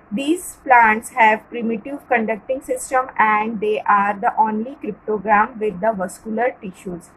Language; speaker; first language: English; non-native, local second language; Marathi